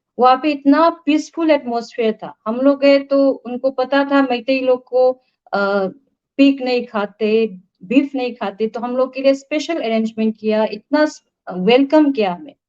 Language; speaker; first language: Hindi; non-native, local second language; Manipuri